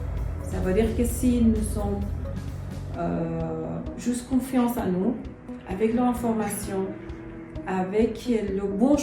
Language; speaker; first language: French; non-native, learner; Persian